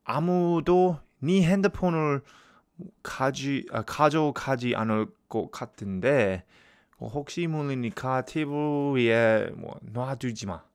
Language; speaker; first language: Korean; non-native, learner; English